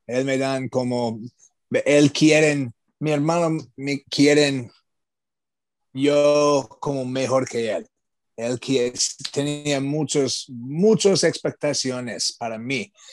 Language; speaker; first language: Spanish; non-native, learner; English